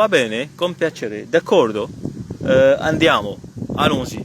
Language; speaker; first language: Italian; non-native, fluent; French